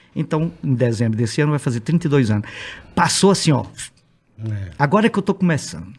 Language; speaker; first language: Portuguese; native; Portuguese